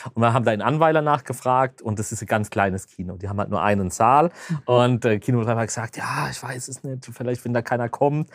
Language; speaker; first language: German; native; German